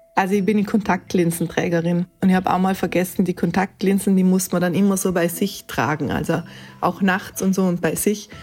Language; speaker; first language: German; native; German